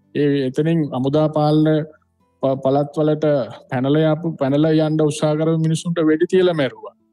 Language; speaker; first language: Sinhala; non-native, local second language; Tamil